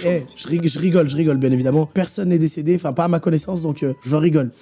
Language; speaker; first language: French; native; French